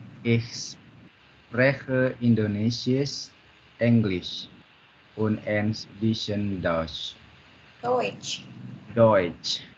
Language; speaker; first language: German; non-native, learner; Indonesian